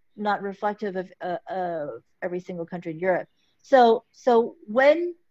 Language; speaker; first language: English; early bilingual, other home language; Filipino